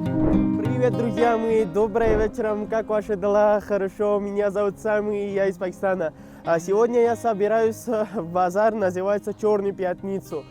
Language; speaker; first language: Russian; non-native, learner; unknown